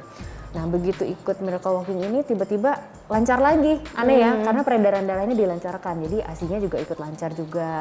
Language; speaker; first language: Indonesian; native; Indonesian